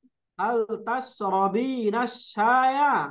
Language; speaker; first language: Arabic; non-native, fluent; Bangla